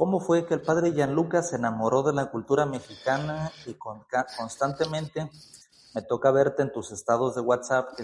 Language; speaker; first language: Spanish; native; Spanish